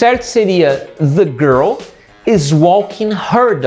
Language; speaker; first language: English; non-native, fluent; Portuguese